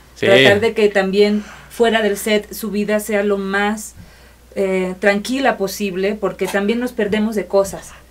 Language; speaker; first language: Spanish; native; Spanish